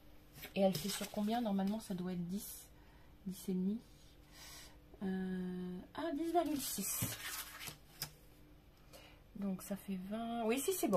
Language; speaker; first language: French; native; French